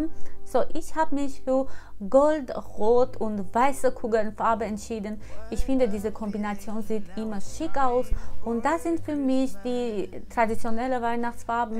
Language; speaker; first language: German; non-native, fluent; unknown